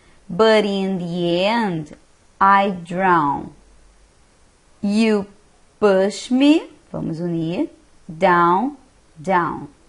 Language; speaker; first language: English; non-native, fluent; Portuguese